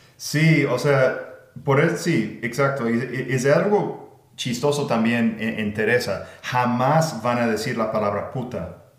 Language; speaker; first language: Spanish; non-native, fluent; English